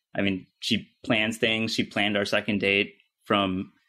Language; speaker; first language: English; native; English